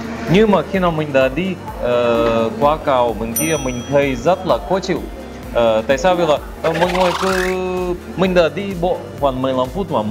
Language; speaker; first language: Vietnamese; non-native, learner; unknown